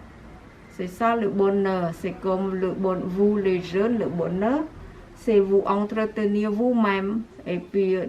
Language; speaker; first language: French; non-native, fluent; Khmer